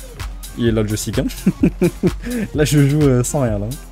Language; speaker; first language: French; native; French